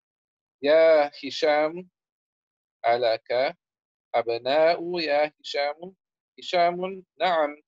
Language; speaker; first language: Arabic; non-native, fluent; English